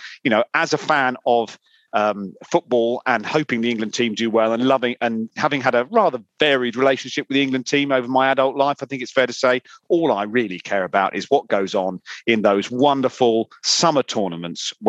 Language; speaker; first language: English; native; English